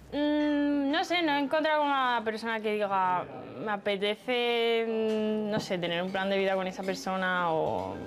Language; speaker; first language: Spanish; native; Spanish